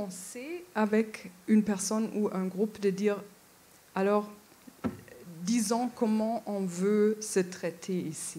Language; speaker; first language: French; non-native, fluent; German